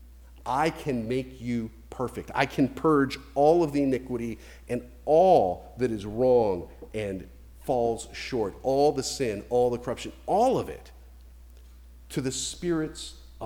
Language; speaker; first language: English; native; English